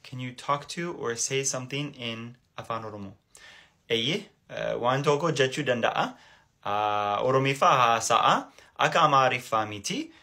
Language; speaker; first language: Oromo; non-native, learner; English